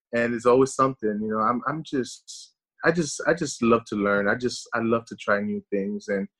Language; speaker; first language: English; early bilingual, other home language; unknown